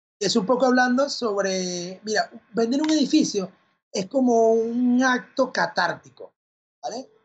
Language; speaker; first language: Spanish; native; Spanish